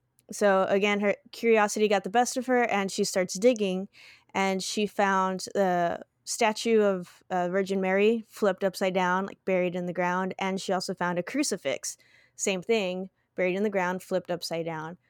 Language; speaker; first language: English; early bilingual, other home language; Spanish